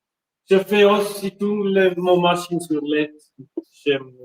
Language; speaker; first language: French; non-native, learner; German